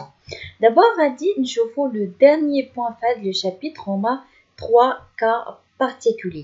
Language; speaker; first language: French; non-native, local second language; Arabic